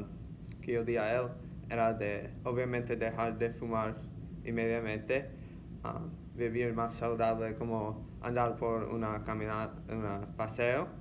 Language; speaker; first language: Spanish; non-native, learner; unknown